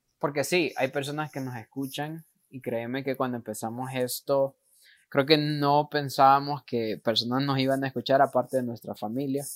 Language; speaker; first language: Spanish; native; Spanish